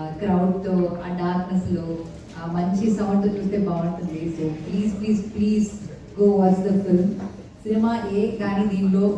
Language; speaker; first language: Telugu; non-native, fluent; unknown